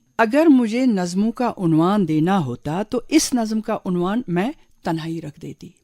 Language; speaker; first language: Urdu; non-native, local second language; Kashmiri